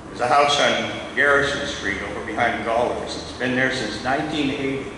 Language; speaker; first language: English; native; English